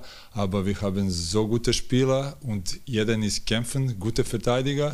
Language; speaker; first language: German; non-native, fluent; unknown